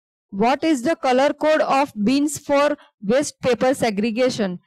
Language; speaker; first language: English; non-native, local second language; Gujarati